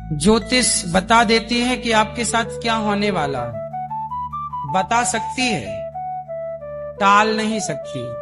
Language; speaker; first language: Hindi; native; Hindi